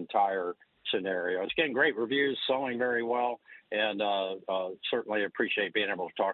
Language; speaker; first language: English; native; English